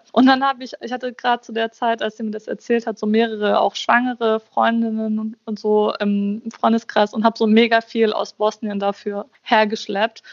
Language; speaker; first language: German; early bilingual, other home language; Bosnian